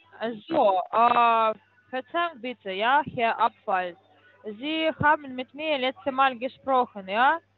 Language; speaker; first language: German; non-native, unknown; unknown